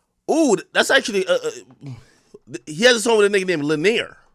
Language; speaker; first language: English; native; English